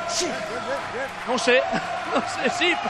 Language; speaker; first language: Spanish; non-native, learner; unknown